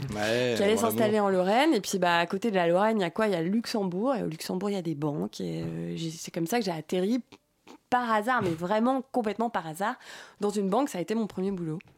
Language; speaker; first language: French; native; French